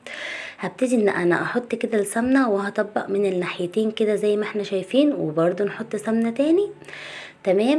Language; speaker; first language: Arabic; native; Arabic